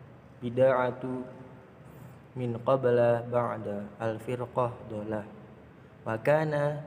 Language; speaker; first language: Arabic; non-native, learner; Indonesian